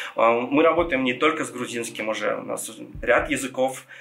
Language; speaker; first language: Russian; non-native, local second language; Georgian